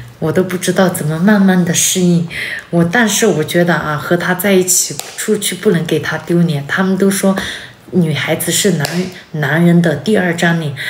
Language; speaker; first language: Chinese; non-native, local second language; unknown